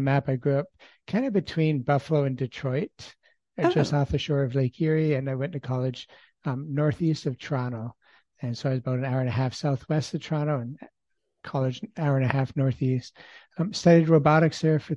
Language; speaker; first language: English; native; English